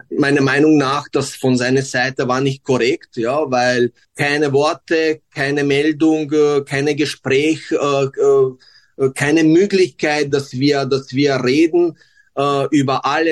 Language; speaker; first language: German; non-native, fluent; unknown